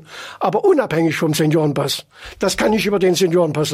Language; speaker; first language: German; native; German